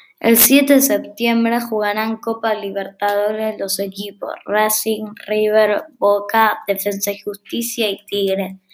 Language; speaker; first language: Spanish; native; Spanish